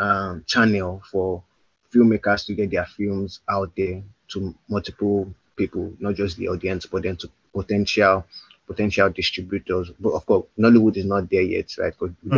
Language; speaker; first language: English; non-native, local second language; Yoruba